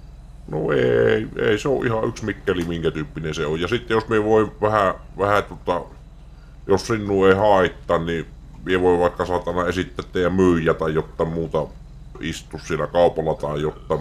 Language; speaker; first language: Finnish; native; Finnish